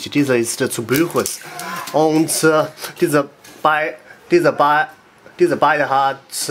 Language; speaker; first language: German; non-native, learner; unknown